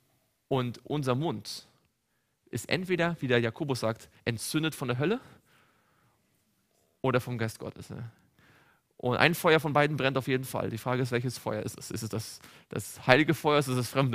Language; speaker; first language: German; native; German